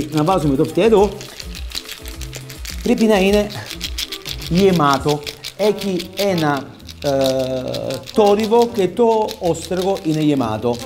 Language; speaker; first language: Greek; non-native, fluent; Italian